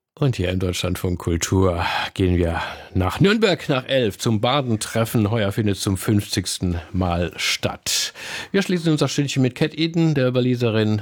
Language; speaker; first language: German; native; German